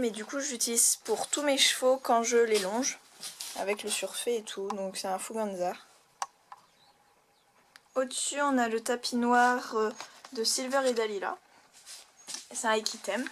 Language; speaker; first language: French; native; French